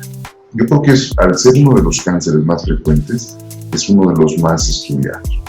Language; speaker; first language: Spanish; native; Spanish